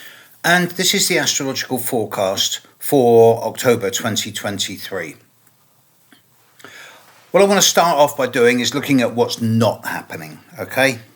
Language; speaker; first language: English; native; English